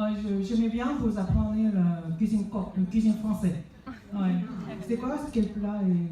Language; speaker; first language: French; non-native, fluent; Korean